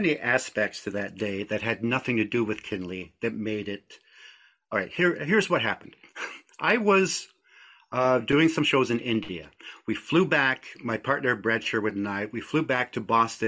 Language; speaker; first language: English; native; English